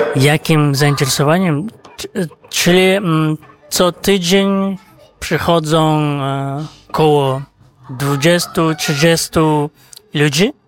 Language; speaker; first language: Polish; non-native, fluent; Kazakh